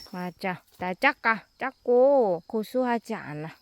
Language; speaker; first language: Korean; non-native, learner; Vietnamese